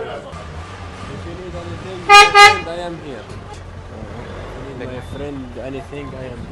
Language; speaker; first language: English; non-native, learner; Arabic